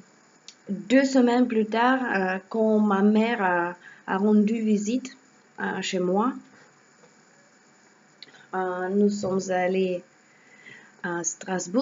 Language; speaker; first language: French; non-native, learner; Russian